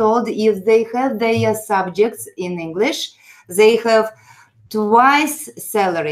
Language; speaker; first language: English; non-native, fluent; Uzbek